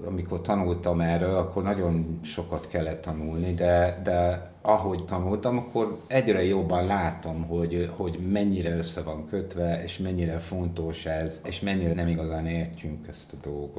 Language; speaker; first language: Hungarian; non-native, fluent; English